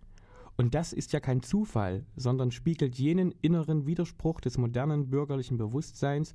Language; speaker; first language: German; native; German